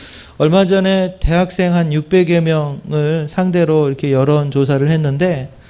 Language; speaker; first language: Korean; native; Korean